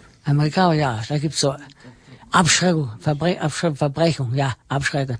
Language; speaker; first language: German; non-native, learner; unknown